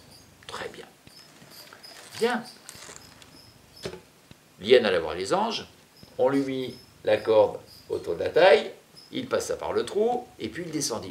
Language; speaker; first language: French; native; French